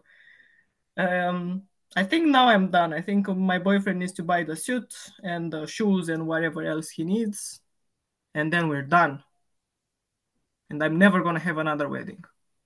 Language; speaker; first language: English; non-native, fluent; Romanian